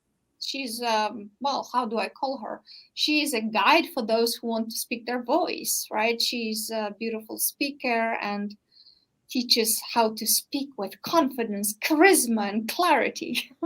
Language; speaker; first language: English; non-native, fluent; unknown